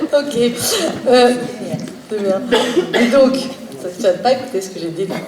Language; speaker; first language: French; native; French